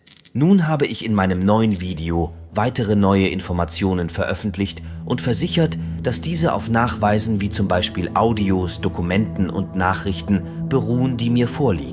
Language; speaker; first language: German; native; German